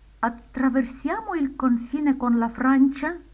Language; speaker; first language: Italian; non-native, fluent; Ukrainian